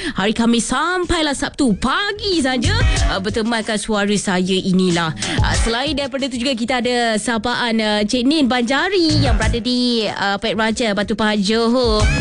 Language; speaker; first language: Malay; native; Malay